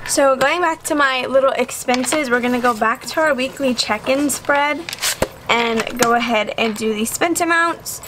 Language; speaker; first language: English; native; English